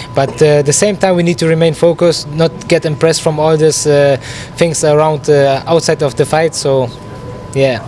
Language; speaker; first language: English; non-native, fluent; German